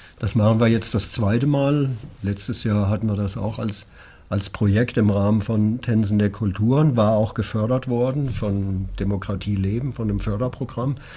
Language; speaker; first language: German; native; German